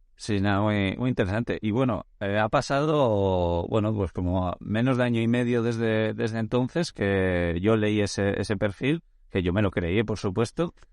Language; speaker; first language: Spanish; native; Spanish